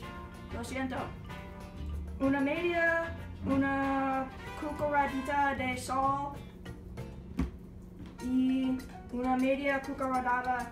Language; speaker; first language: Spanish; non-native, learner; English